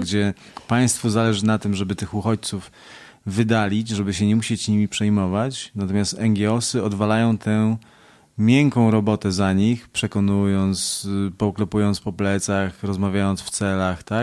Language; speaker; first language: Polish; native; Polish